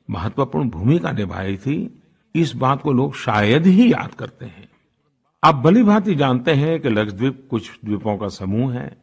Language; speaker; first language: Hindi; non-native, local second language; Gujarati